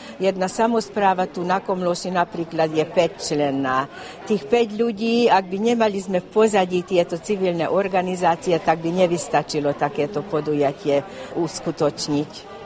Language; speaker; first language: Slovak; non-native, local second language; Hungarian